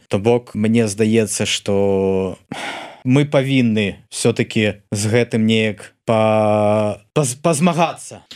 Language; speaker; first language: Belarusian; non-native, local second language; Russian